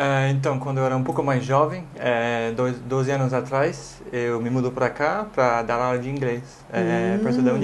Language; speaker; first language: Portuguese; non-native, fluent; English